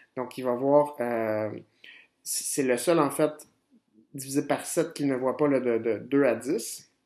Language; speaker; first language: French; native; French